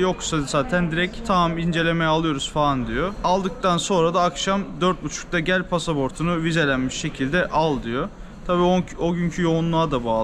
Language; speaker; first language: Turkish; native; Turkish